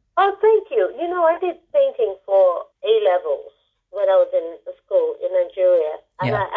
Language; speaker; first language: English; non-native, local second language; Igbo